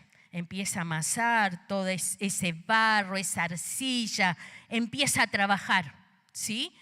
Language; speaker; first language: Spanish; native; Spanish